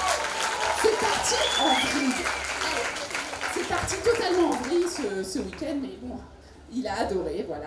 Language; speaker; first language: French; native; French